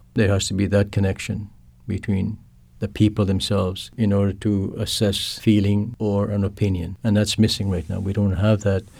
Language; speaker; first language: English; non-native, fluent; Cree